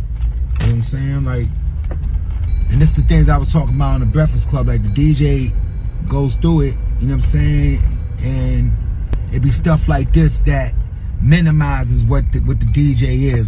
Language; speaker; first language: English; native; English